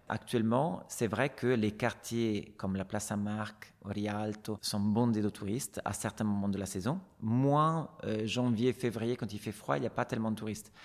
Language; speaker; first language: French; non-native, fluent; Italian